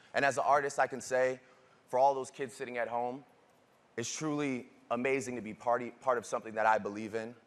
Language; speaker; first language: English; native; English